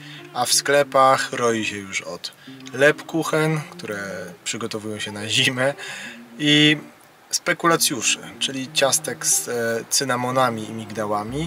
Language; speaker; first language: Polish; native; Polish